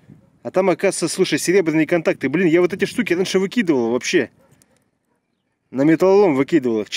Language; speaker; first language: Russian; native; Russian